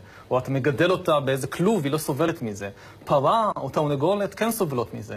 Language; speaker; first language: Hebrew; native; Hebrew